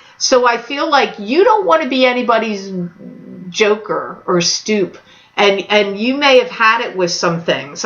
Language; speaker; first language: English; native; English